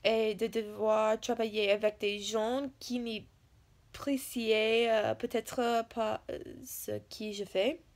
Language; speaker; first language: French; non-native, learner; English